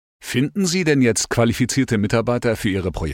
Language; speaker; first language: German; native; German